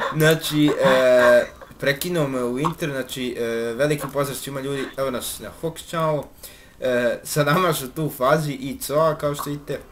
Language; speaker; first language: Serbian; early bilingual, heritage; Bosnian